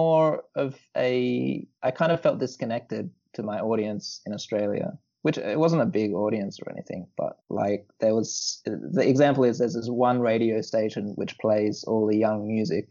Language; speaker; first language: English; native; English